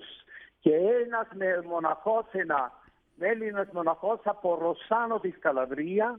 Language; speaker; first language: Greek; non-native, fluent; Italian